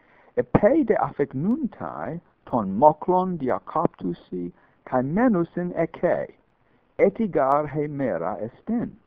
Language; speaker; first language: Greek; non-native, fluent; English